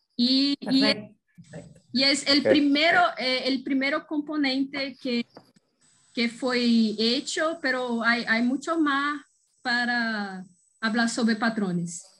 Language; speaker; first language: Spanish; non-native, learner; Portuguese